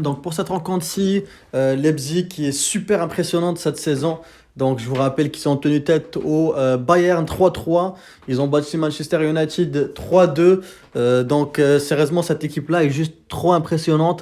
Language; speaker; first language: French; native; French